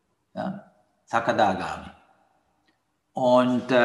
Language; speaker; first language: German; non-native, fluent; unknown